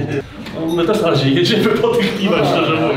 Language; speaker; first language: Polish; native; Polish